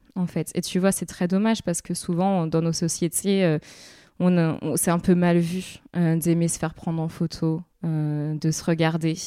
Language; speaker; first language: French; native; French